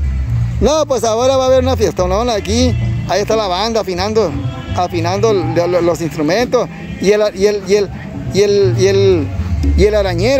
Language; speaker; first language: Spanish; native; Spanish